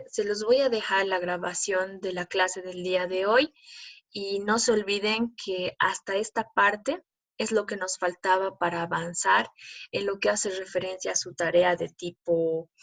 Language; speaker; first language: Spanish; native; Spanish